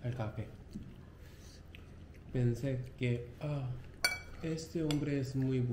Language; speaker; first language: Spanish; non-native, learner; Korean